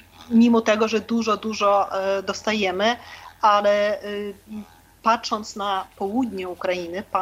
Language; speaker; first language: Polish; non-native, fluent; Ukrainian